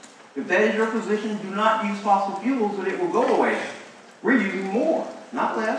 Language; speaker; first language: English; native; English